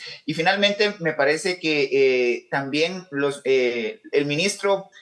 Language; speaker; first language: Spanish; native; Spanish